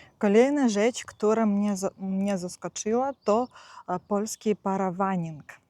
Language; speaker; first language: Polish; non-native, fluent; Ukrainian